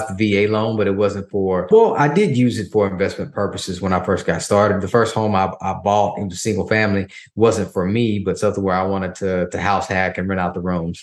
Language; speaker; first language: English; native; English